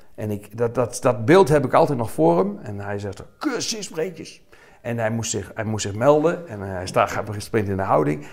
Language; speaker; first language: Dutch; native; Dutch